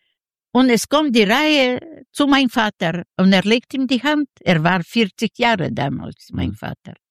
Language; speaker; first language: German; non-native, learner; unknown